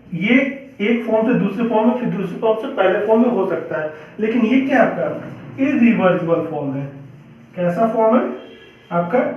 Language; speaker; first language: Hindi; native; Hindi